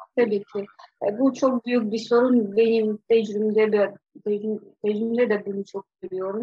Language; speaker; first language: Turkish; non-native, fluent; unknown